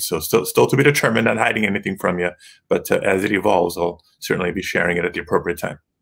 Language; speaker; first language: English; early bilingual, other home language; Spanish